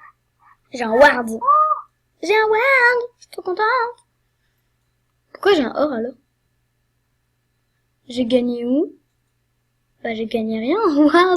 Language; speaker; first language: French; native; French